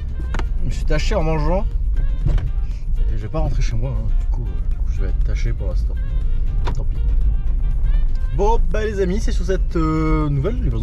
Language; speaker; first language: French; native; French